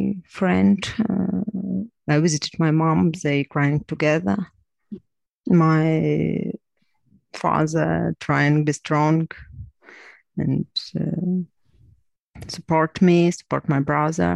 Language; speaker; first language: English; non-native, learner; Ukrainian